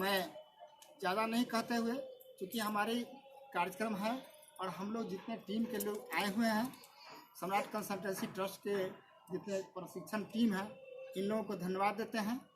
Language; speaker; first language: Hindi; native; Hindi